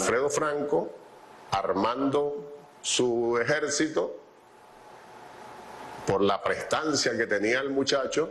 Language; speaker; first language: Spanish; native; Spanish